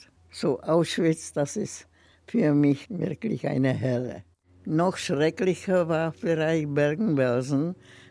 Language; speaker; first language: German; non-native, fluent; Czech